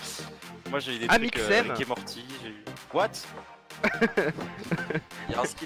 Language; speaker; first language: French; native; French